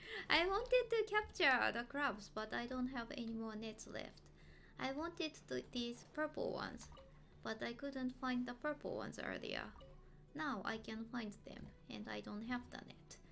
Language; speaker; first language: English; non-native, fluent; Japanese